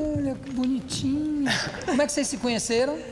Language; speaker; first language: Portuguese; native; Portuguese